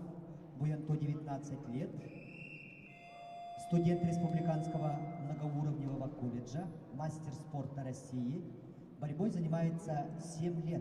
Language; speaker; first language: Russian; native; Russian